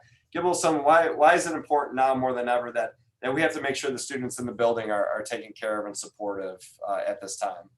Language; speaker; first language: English; native; English